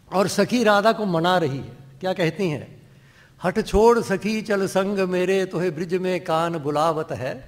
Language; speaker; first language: Hindi; non-native, local second language; Dogri